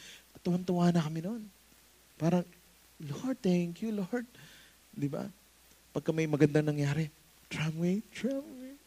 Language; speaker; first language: Filipino; native; Filipino